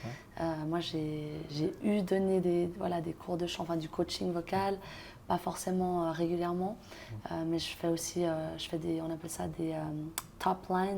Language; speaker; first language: French; native; French